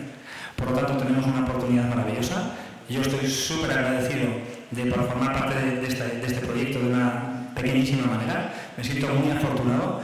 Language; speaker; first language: Spanish; native; Spanish